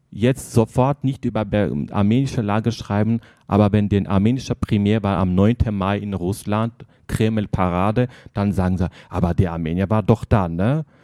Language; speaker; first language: German; non-native, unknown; Armenian